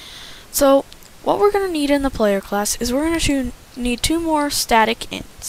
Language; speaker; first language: English; native; English